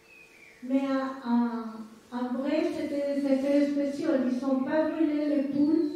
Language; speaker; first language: French; non-native, fluent; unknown